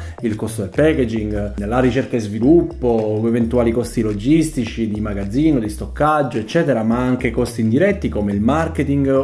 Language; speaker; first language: Italian; native; Italian